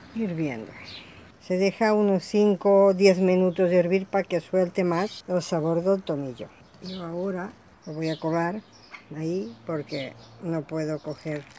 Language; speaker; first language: Spanish; native; Spanish